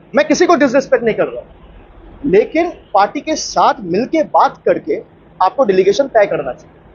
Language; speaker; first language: Hindi; non-native, local second language; Bangla